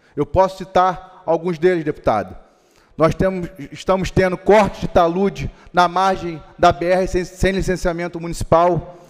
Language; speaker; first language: Portuguese; native; Portuguese